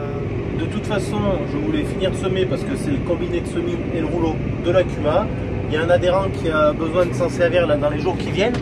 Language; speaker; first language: French; native; French